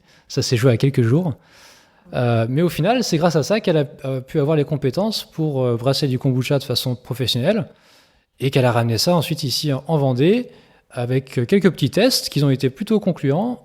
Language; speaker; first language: French; native; French